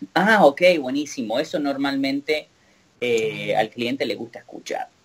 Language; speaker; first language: Spanish; native; Spanish